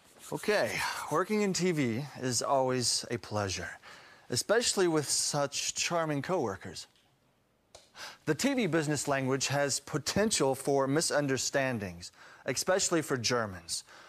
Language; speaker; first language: English; native; English